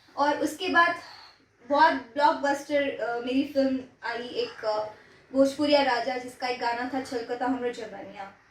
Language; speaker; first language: Hindi; non-native, local second language; Gujarati